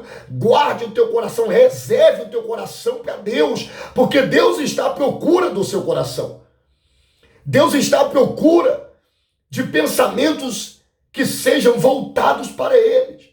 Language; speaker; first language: Portuguese; native; Portuguese